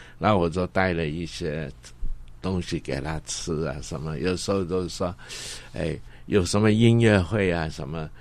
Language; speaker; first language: Chinese; non-native, local second language; Cantonese